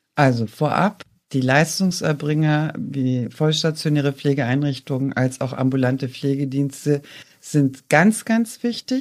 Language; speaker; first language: German; native; German